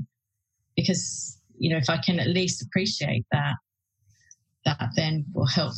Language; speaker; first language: English; native; English